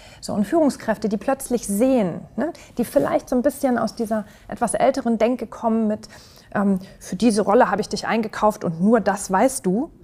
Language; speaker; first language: German; native; German